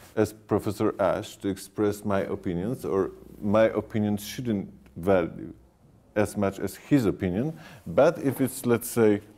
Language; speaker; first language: English; non-native, fluent; Polish